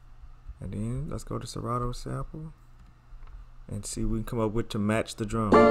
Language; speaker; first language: English; native; English